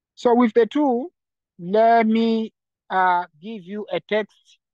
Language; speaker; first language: English; non-native, fluent; Rundi